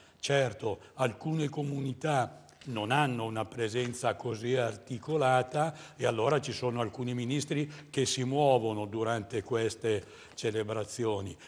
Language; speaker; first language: Italian; native; Italian